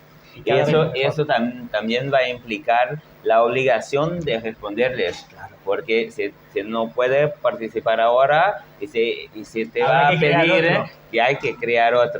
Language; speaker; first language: Spanish; non-native, fluent; Portuguese